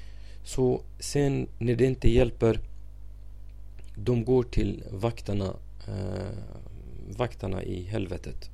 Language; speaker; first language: Swedish; non-native, fluent; Arabic